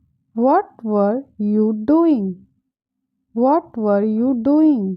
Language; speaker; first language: English; non-native, fluent; Hindi